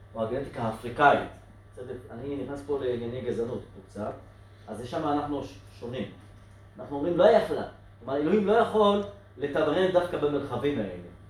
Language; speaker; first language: Hebrew; non-native, local second language; Arabic